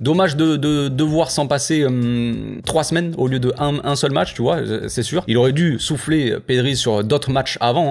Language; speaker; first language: French; native; French